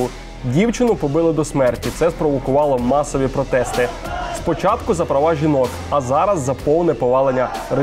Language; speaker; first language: Ukrainian; native; Ukrainian